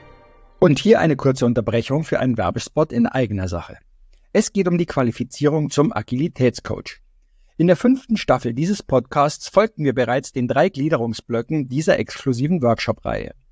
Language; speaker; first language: German; native; German